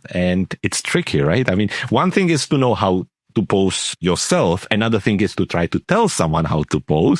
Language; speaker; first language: English; non-native, fluent; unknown